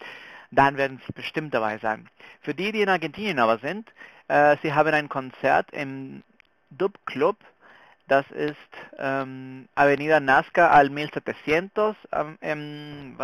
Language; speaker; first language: German; non-native, fluent; Spanish